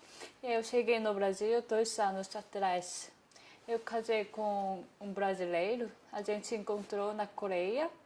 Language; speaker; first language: Portuguese; non-native, learner; Korean